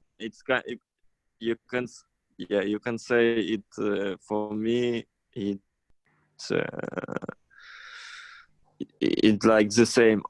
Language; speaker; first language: English; non-native, fluent; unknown